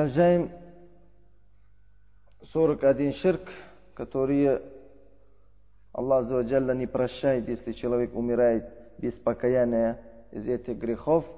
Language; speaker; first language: Russian; non-native, learner; Uzbek